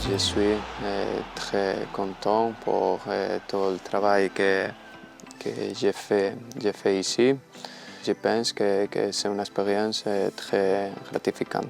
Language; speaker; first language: French; non-native, learner; Spanish